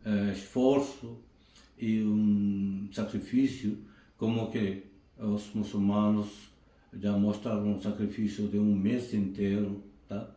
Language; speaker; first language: Portuguese; non-native, fluent; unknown